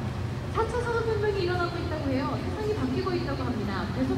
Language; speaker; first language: Korean; native; Korean